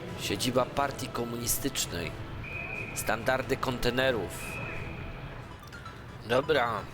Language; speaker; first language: Polish; native; Polish